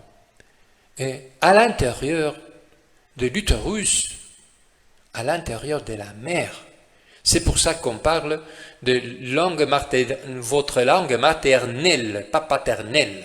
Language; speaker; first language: French; non-native, fluent; Spanish